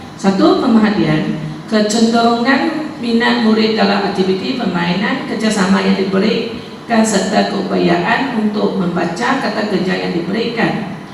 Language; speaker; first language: Malay; non-native, local second language; Chinese